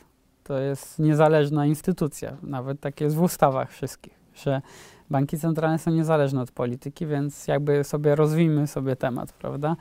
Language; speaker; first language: Polish; native; Polish